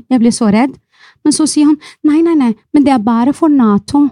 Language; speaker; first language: Norwegian; non-native, fluent; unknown